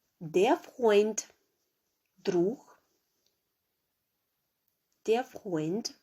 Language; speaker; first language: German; non-native, fluent; Ukrainian